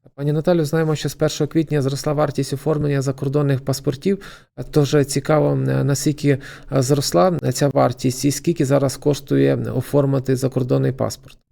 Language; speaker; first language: Ukrainian; native; Ukrainian